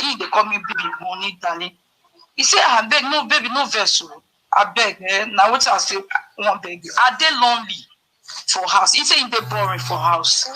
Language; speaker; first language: Nigerian Pidgin; non-native, local second language; Yoruba